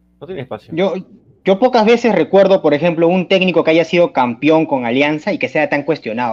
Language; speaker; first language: Spanish; native; Spanish